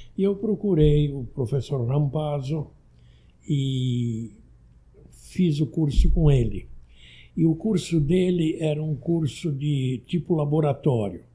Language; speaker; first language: Portuguese; early bilingual, other home language; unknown